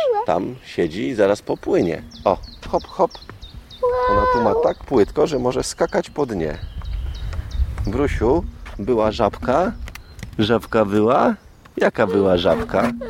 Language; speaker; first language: Polish; native; Polish